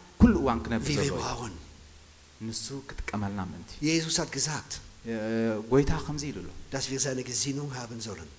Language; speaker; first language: German; non-native, fluent; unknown